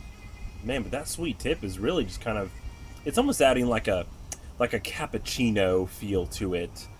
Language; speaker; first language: English; native; English